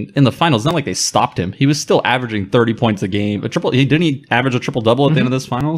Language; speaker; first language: English; native; English